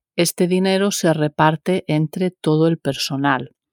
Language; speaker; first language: Spanish; native; Spanish